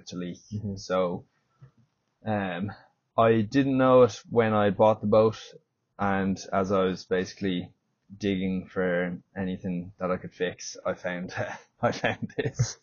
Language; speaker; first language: English; native; English